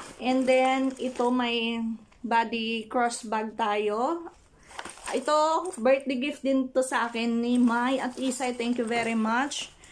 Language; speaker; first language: Filipino; non-native, local second language; Hiligaynon